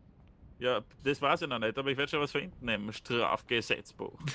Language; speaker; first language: German; native; German